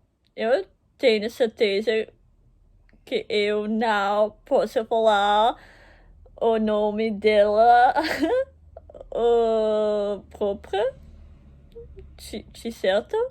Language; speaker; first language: Portuguese; non-native, learner; German